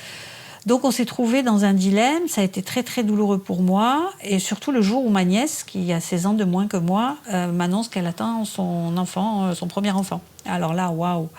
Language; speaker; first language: French; native; French